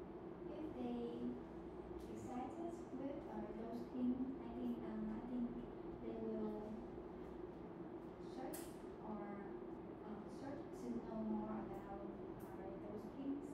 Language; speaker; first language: English; non-native, learner; Vietnamese